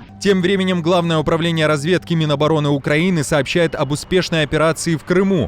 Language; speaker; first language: Russian; native; Russian